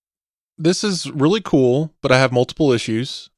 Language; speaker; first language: English; native; English